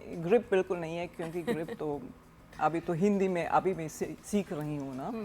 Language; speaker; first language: Hindi; non-native, learner; German